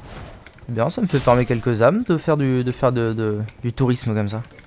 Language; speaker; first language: French; native; French